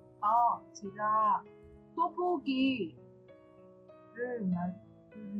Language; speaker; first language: Korean; non-native, learner; Chinese